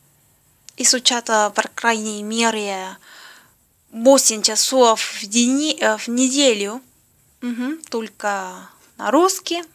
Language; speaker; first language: Russian; non-native, learner; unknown